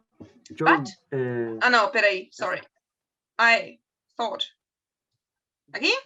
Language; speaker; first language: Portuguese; non-native, fluent; German